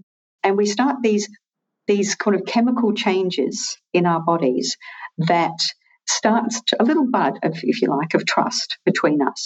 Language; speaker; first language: English; native; English